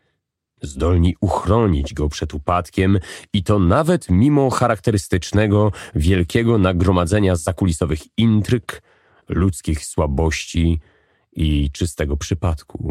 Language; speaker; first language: Polish; native; Polish